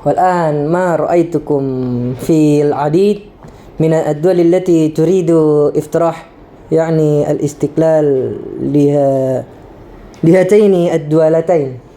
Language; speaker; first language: Arabic; non-native, learner; Indonesian